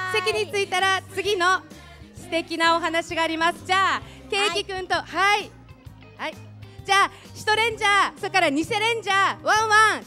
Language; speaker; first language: Japanese; native; Japanese